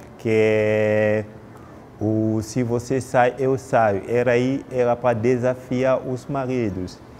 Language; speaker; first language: Portuguese; non-native, fluent; Lingala